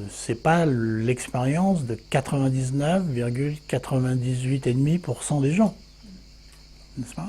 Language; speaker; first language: French; native; French